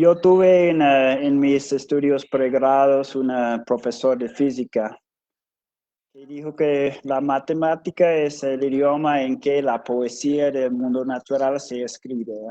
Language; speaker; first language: Spanish; non-native, fluent; English